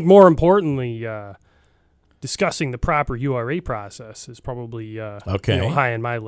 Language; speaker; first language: English; native; English